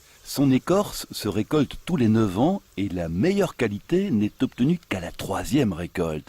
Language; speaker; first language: French; native; French